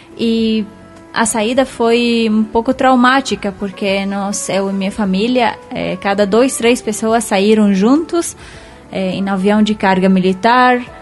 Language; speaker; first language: Portuguese; non-native, fluent; Arabic